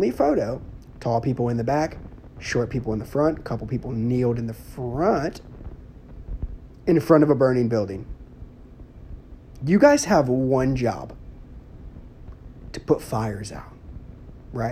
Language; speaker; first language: English; native; English